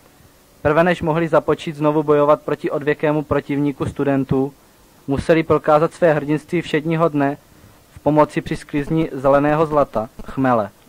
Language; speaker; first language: Czech; native; Czech